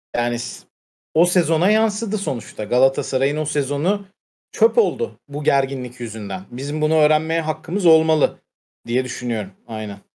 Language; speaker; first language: Turkish; native; Turkish